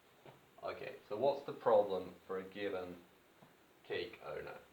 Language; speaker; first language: English; native; English